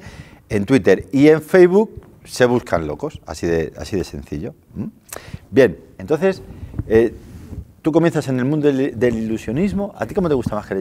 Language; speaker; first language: Spanish; native; Spanish